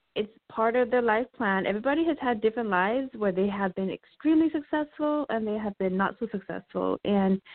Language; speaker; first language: English; early bilingual, heritage; Lao